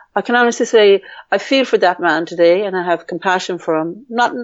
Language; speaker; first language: English; native; English